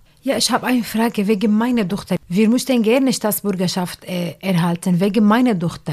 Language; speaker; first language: German; non-native, learner; Arabic